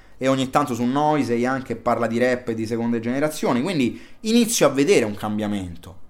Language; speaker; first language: Italian; native; Italian